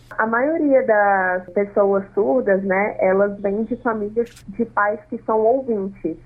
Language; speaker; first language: Portuguese; non-native, local second language; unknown